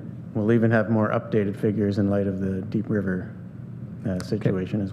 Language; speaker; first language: English; native; English